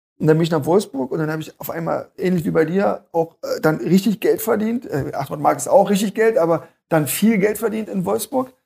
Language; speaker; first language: German; native; German